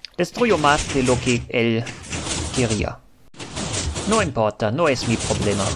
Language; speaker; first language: Spanish; non-native, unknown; German